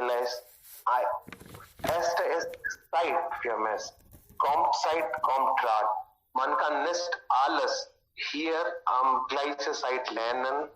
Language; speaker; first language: German; non-native, learner; Hindi